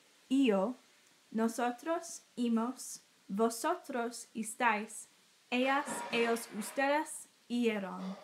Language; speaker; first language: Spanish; non-native, learner; English